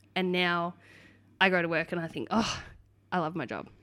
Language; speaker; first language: English; native; English